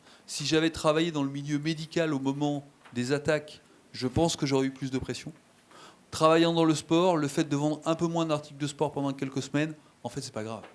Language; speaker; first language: French; native; French